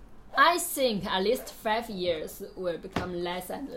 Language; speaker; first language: English; non-native, learner; Chinese